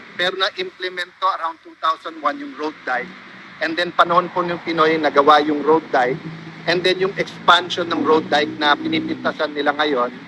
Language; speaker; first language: Filipino; native; Filipino